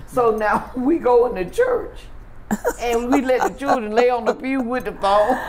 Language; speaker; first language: English; native; English